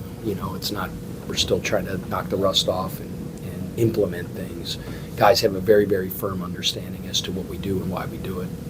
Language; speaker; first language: English; native; English